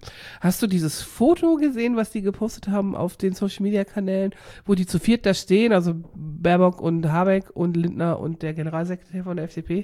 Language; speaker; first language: German; native; German